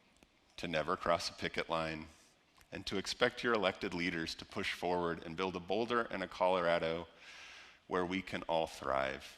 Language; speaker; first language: English; native; English